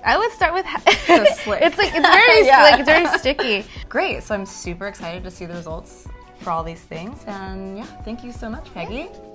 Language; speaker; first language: English; native; English